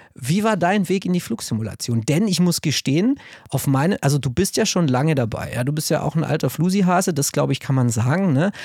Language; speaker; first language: German; native; German